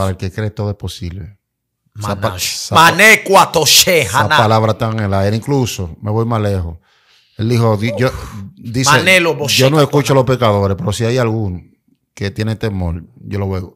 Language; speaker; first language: Spanish; native; Spanish